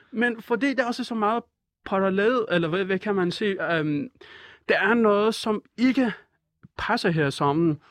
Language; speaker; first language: Danish; non-native, fluent; Persian